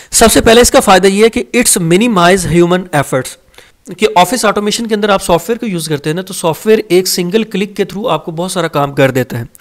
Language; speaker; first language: Hindi; native; Hindi